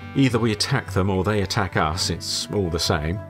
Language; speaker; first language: English; native; English